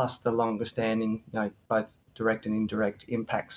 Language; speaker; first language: English; native; English